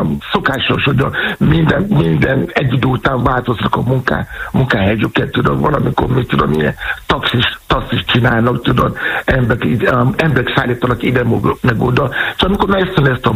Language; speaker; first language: Hungarian; non-native, learner; Yoruba